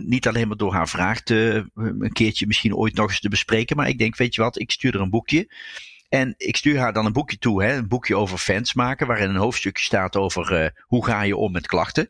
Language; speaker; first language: Dutch; native; Dutch